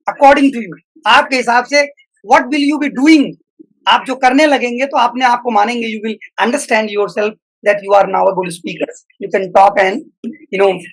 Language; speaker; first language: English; non-native, local second language; Hindi